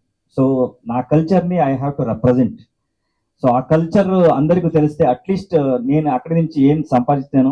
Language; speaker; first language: Telugu; non-native, learner; Kannada